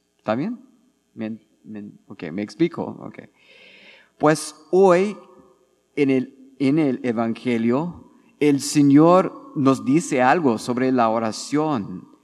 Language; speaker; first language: Spanish; non-native, fluent; English